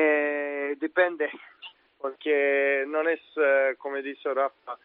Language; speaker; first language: Italian; non-native, learner; Serbian